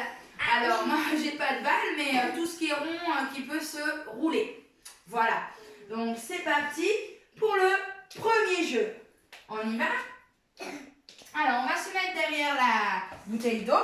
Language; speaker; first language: French; native; French